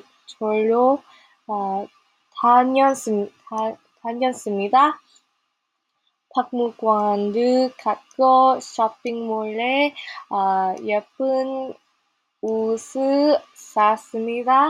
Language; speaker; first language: Korean; non-native, learner; Vietnamese